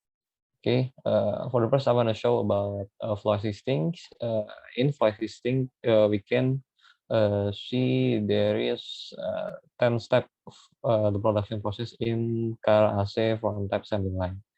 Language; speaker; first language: English; non-native, learner; Indonesian